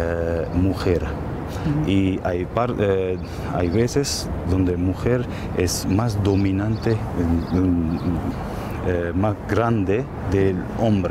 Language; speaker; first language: Spanish; non-native, learner; Armenian